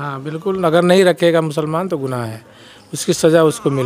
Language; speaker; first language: Hindi; native; Hindi